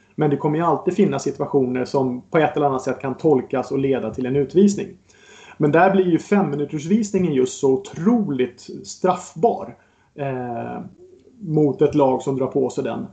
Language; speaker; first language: Swedish; native; Swedish